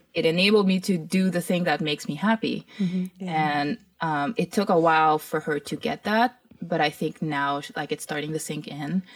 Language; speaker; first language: English; early bilingual, other home language; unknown